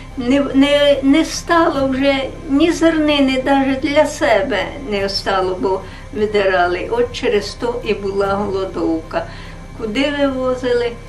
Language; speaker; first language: Ukrainian; native; Ukrainian